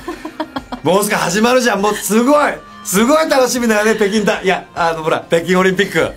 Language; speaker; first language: Japanese; native; Japanese